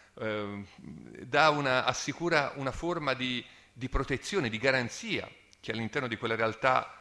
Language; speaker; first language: Italian; native; Italian